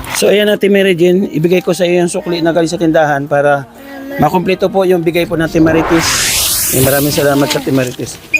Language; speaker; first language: Filipino; non-native, local second language; Cebuano